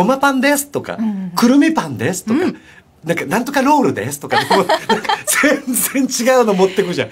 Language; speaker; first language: Japanese; native; Japanese